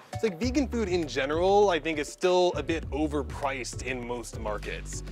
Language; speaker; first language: English; native; English